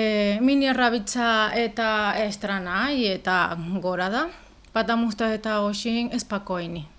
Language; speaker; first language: Russian; non-native, learner; Spanish